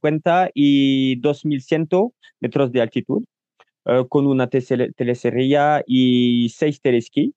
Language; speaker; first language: Spanish; non-native, learner; French